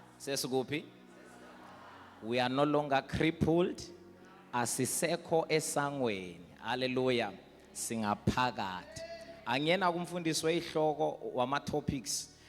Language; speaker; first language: Zulu; non-native, local second language; South Ndebele